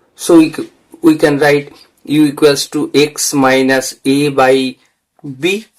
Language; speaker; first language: English; non-native, local second language; Bangla